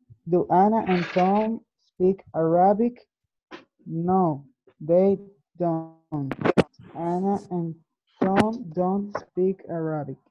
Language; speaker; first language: English; non-native, learner; Spanish